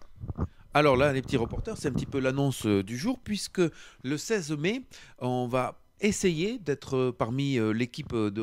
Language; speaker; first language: French; native; French